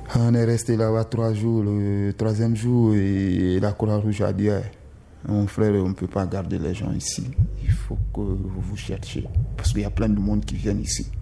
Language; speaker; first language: French; non-native, local second language; Susu